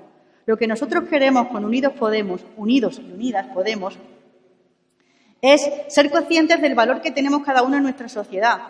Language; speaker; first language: Spanish; native; Spanish